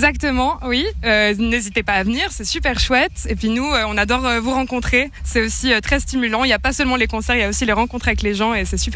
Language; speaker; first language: French; native; French